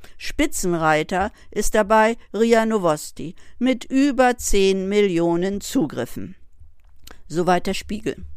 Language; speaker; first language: German; native; German